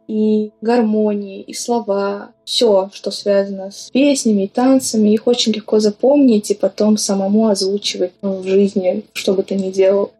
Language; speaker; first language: Russian; non-native, local second language; Azerbaijani